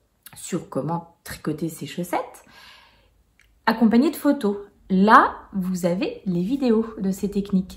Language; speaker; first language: French; native; French